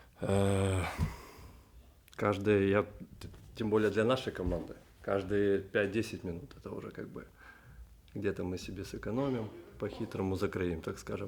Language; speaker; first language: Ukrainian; non-native, local second language; Russian